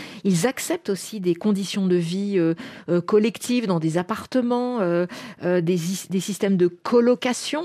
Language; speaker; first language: French; native; French